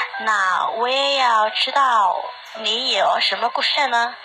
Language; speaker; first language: Chinese; non-native, learner; Indonesian